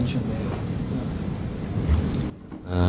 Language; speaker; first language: Chinese; non-native, fluent; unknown